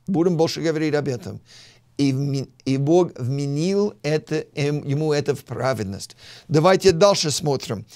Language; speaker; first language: Russian; non-native, fluent; English